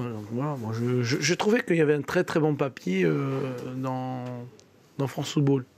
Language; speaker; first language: French; native; French